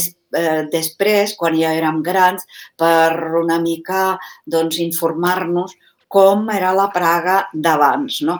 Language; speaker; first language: Catalan; non-native, fluent; Czech